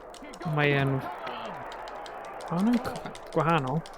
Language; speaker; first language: Welsh; native; Welsh